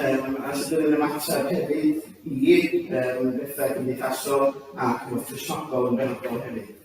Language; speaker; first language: Welsh; native; Welsh